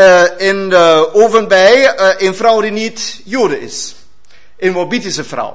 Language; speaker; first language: Dutch; non-native, learner; German